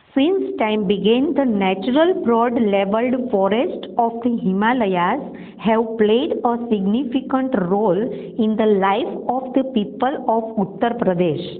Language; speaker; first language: English; non-native, local second language; Gujarati